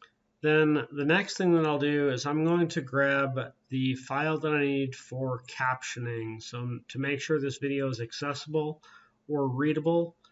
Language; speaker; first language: English; native; English